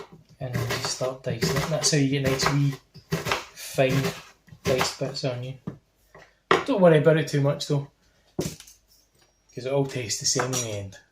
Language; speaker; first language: English; native; English